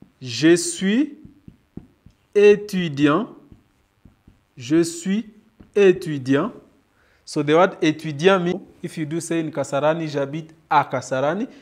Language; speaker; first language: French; non-native, learner; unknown